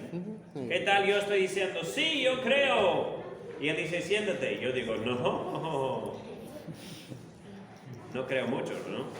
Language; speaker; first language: Spanish; non-native, fluent; English